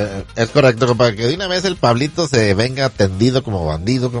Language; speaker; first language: Spanish; native; Spanish